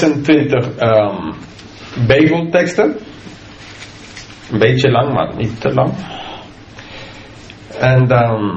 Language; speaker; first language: Dutch; non-native, fluent; English